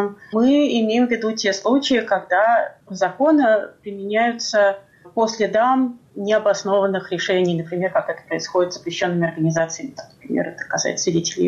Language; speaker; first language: Russian; native; Russian